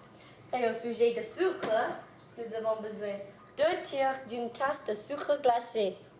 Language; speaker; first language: French; non-native, learner; English